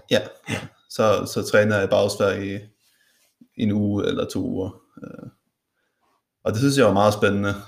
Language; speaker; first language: Danish; non-native, local second language; Faroese